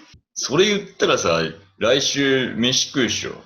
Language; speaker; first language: Japanese; native; Japanese